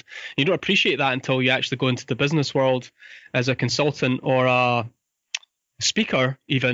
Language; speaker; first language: English; native; English